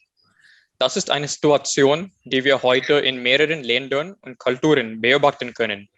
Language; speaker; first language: German; non-native, learner; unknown